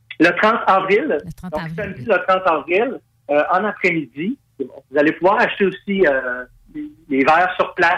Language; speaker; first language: French; native; French